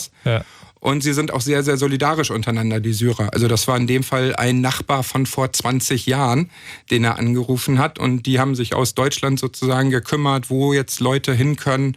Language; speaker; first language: German; native; German